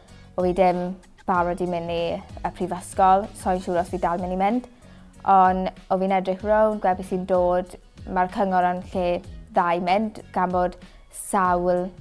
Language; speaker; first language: Welsh; native; Welsh